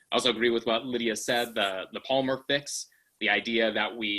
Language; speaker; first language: English; native; English